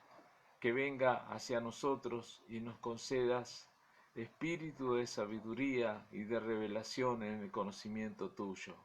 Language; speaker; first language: Spanish; native; Spanish